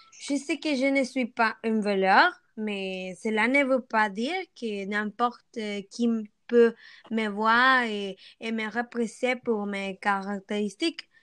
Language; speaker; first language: French; non-native, learner; Spanish